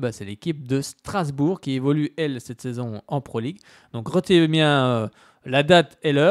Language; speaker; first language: French; native; French